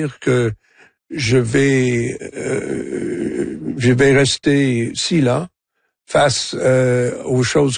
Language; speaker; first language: French; non-native, fluent; English